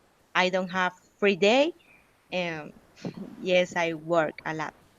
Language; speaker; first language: English; non-native, learner; Spanish